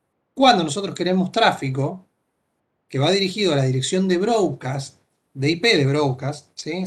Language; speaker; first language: Spanish; native; Spanish